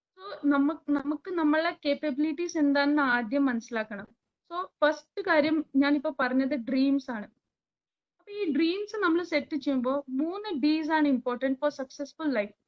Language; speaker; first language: Malayalam; early bilingual, heritage; Malayalam